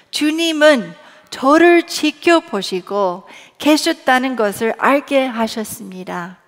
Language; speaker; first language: Korean; early bilingual, other home language; English